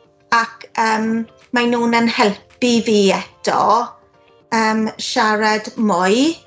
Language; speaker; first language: Welsh; non-native, learner; English